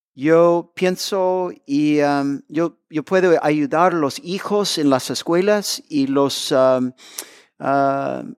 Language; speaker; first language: Spanish; non-native, learner; English